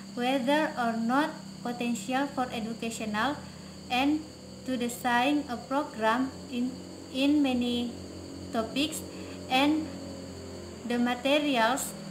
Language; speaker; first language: English; non-native, fluent; Indonesian